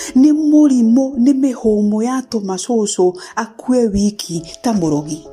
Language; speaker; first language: English; non-native, local second language; Kikuyu